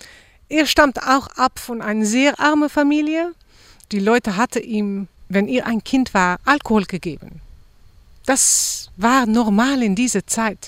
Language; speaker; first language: German; non-native, fluent; Dutch